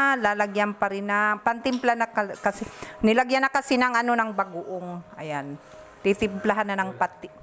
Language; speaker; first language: Filipino; non-native, local second language; Bikol